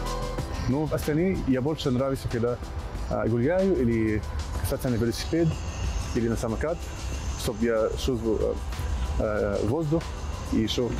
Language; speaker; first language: Russian; non-native, fluent; Arabic